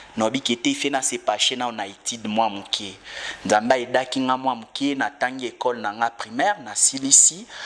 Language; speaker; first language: Lingala; non-native, local second language; Swahili